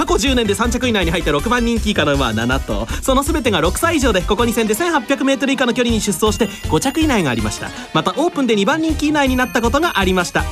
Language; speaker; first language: Japanese; native; Japanese